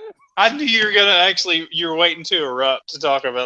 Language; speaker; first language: English; native; English